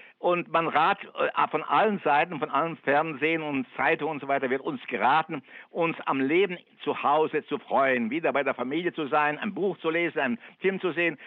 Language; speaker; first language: German; non-native, fluent; Italian